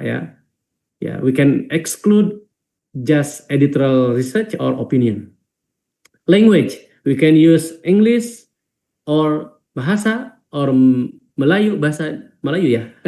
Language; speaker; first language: English; non-native, fluent; Indonesian